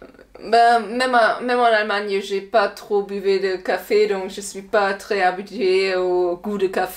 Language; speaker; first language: French; non-native, learner; German